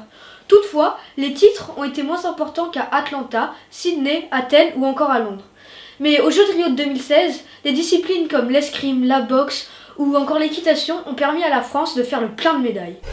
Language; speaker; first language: French; native; French